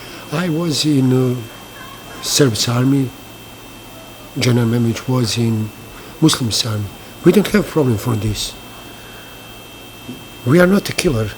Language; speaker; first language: English; non-native, learner; Bosnian